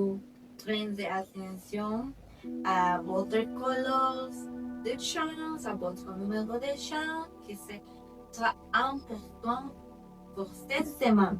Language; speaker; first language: French; non-native, learner; Spanish